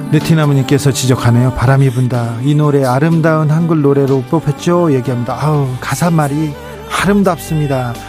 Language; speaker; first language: Korean; native; Korean